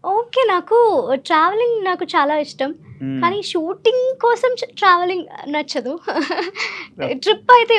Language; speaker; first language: Telugu; non-native, learner; Malayalam